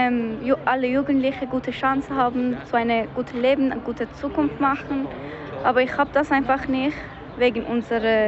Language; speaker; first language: German; early bilingual, other home language; Persian